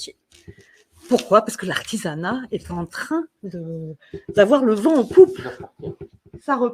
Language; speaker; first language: French; native; French